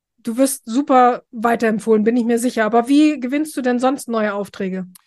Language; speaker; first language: German; native; German